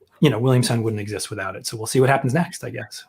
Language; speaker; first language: English; native; English